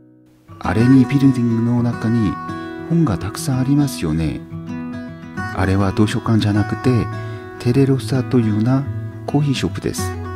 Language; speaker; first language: Japanese; non-native, learner; Korean